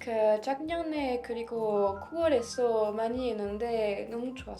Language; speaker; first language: Korean; non-native, learner; French